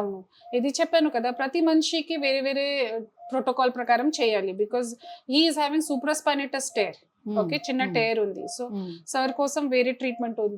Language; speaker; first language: Telugu; non-native, fluent; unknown